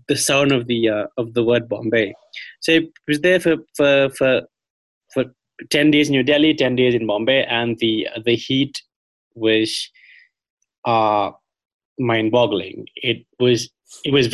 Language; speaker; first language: English; non-native, local second language; Khasi